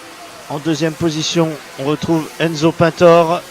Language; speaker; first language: French; native; French